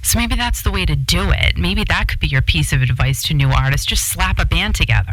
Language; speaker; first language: English; native; English